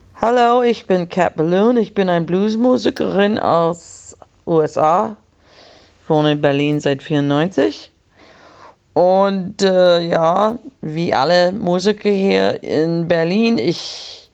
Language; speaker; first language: German; non-native, fluent; English